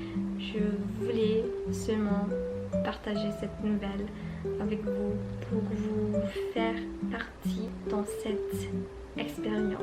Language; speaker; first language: French; non-native, fluent; English